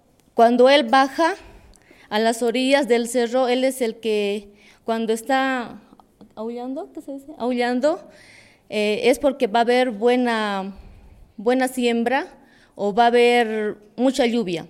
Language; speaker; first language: Spanish; non-native, local second language; Quechua